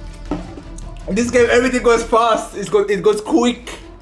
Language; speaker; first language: English; non-native, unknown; German